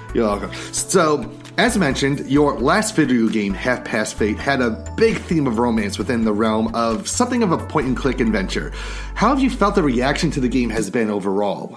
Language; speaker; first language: English; native; English